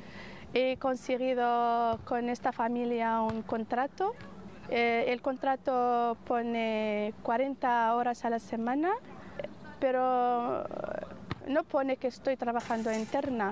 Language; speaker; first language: Spanish; non-native, fluent; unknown